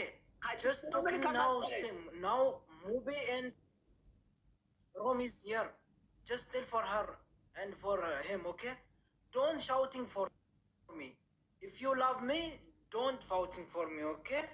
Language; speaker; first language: English; non-native, learner; Amharic